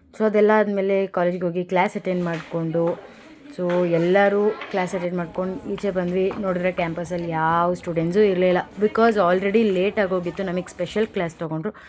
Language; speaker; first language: Kannada; non-native, local second language; Lambadi